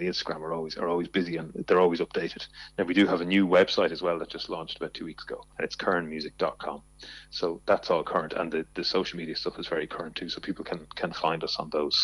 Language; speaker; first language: English; native; English